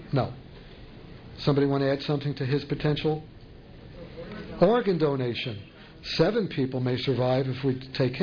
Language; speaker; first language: English; native; English